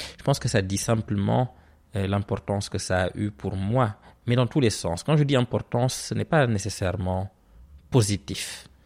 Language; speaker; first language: French; non-native, local second language; Serer